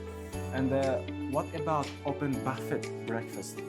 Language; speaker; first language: English; non-native, local second language; Uzbek